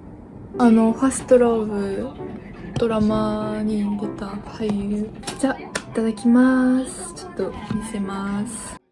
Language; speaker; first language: Japanese; non-native, fluent; French